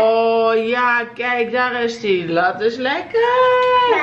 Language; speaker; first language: Dutch; native; Dutch